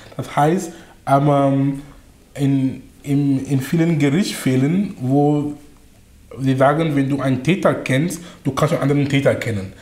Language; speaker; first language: German; non-native, fluent; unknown